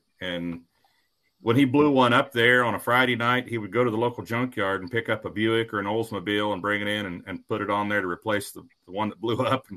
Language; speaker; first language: English; native; English